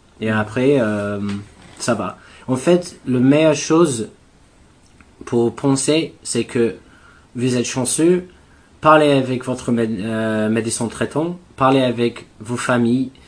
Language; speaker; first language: French; non-native, learner; English